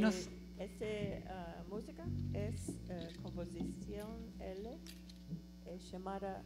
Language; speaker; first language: Portuguese; non-native, learner; English